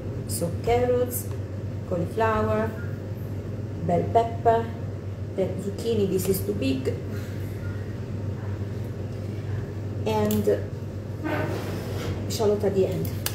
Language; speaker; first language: English; non-native, fluent; Italian